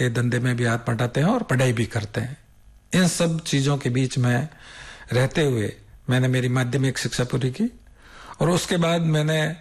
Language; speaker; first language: Hindi; native; Hindi